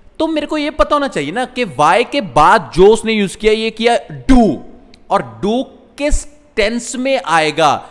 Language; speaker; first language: Hindi; non-native, local second language; Punjabi